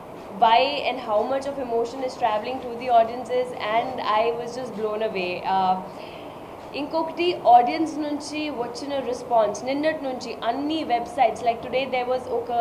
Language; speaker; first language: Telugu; non-native, local second language; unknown